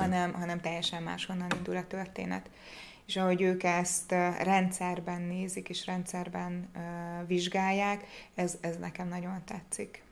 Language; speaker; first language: Hungarian; native; Hungarian